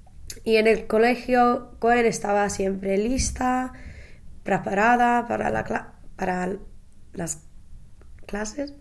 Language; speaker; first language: Spanish; non-native, learner; English